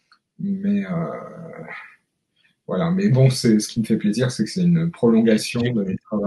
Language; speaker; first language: French; native; French